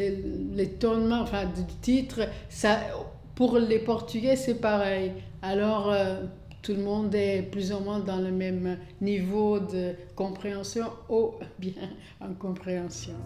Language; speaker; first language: French; non-native, fluent; Portuguese